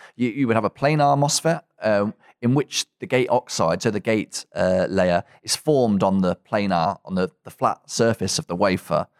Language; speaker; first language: English; native; English